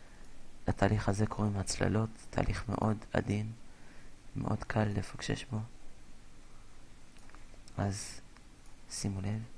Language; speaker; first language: Hebrew; native; Hebrew